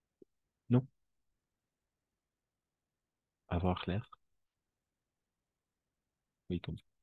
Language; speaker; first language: French; non-native, fluent; Spanish